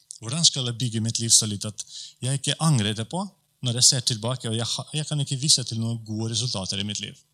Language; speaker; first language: Norwegian; non-native, fluent; Polish